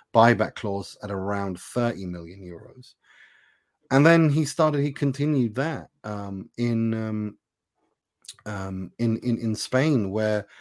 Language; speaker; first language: English; non-native, fluent; Persian